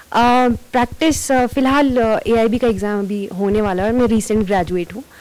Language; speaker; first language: Hindi; native; Hindi